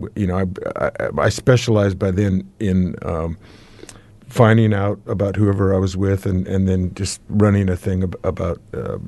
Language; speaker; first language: English; native; English